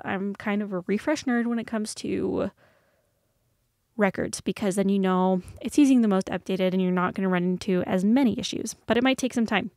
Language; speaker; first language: English; native; English